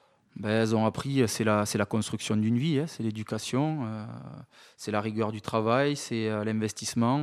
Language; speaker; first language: French; native; French